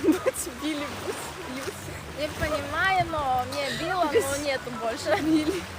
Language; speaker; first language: Russian; non-native, local second language; Latvian